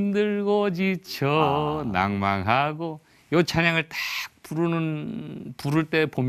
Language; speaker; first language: Korean; native; Korean